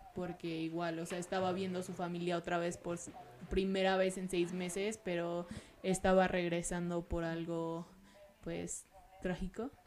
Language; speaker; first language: Spanish; early bilingual, heritage; Spanish